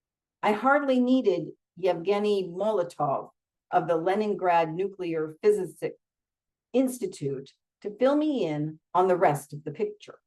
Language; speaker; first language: English; native; English